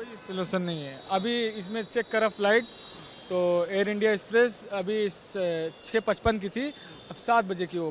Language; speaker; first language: Hindi; native; Hindi